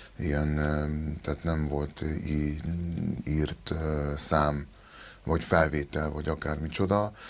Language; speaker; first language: Hungarian; early bilingual, other home language; Spanish